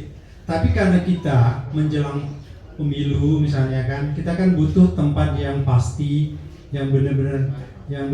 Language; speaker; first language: Indonesian; native; Indonesian